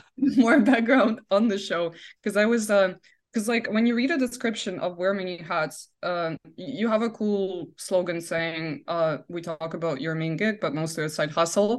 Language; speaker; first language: English; non-native, fluent; Russian